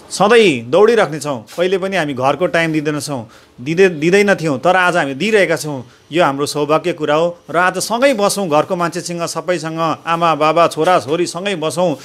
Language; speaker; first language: Nepali; native; Nepali